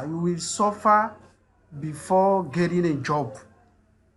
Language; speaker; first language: English; non-native, learner; French